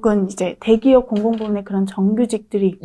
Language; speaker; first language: Korean; native; Korean